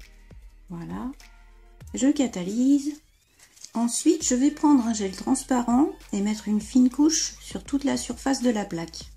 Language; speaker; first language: French; native; French